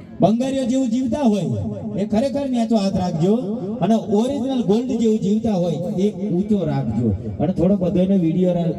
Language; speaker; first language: Gujarati; native; Gujarati